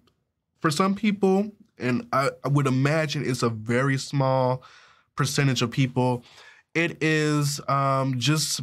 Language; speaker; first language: English; native; English